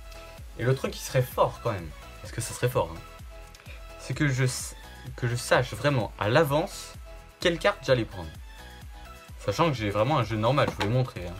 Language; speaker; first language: French; native; French